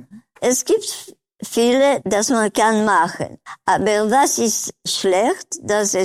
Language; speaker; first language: German; non-native, learner; Polish